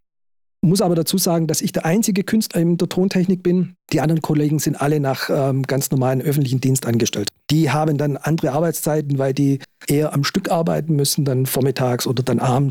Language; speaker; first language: German; native; German